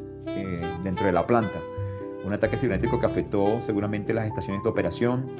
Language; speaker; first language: Spanish; native; Spanish